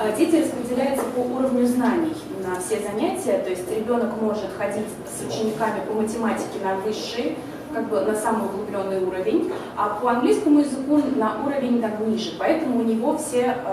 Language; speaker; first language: Russian; native; Russian